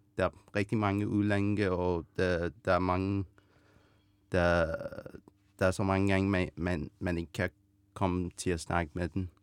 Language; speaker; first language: Danish; non-native, fluent; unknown